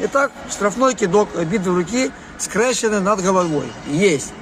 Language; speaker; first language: Ukrainian; non-native, local second language; Russian